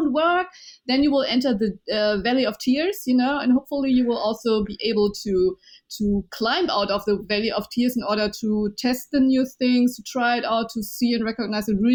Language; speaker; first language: English; non-native, fluent; Chinese